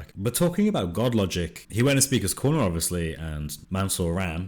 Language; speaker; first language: English; native; English